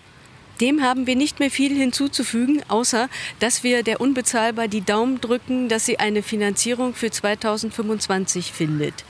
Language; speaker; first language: German; native; German